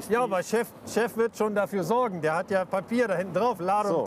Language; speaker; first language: German; native; German